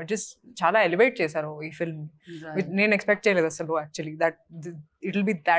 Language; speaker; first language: Telugu; non-native, fluent; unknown